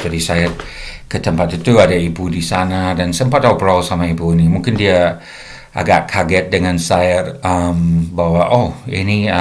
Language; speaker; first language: Indonesian; non-native, fluent; English